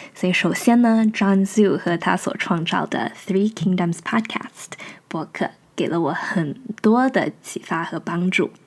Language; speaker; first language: Chinese; early bilingual, heritage; English